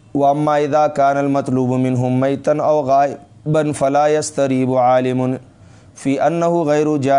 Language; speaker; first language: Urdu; non-native, local second language; Pashto